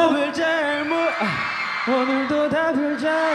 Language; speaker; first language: Japanese; non-native, learner; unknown